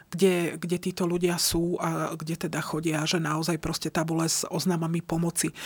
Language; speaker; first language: Slovak; native; Slovak